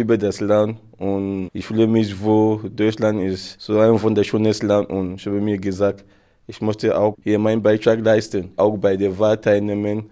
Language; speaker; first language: German; non-native, fluent; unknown